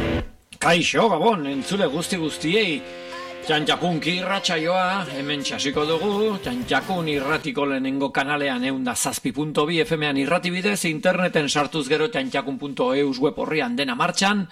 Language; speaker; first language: Basque; native; Basque